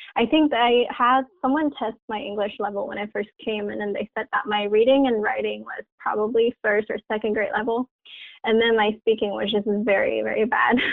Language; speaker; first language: English; non-native, fluent; Chinese